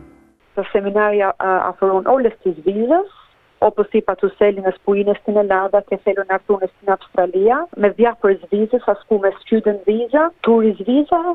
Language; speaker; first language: Greek; early bilingual, heritage; Greek